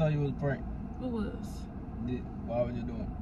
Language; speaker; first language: English; native; English